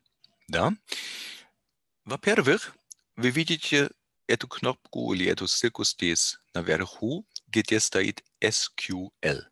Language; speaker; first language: Russian; non-native, learner; German